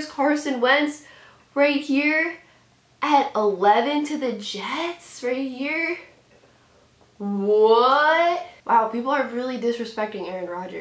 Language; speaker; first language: English; native; English